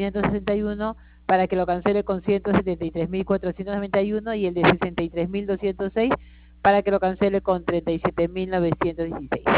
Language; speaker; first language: Spanish; native; Spanish